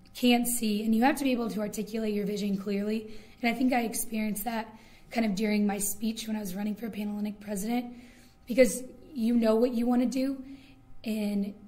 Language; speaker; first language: English; native; English